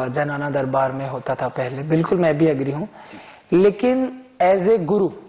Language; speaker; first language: Hindi; native; Hindi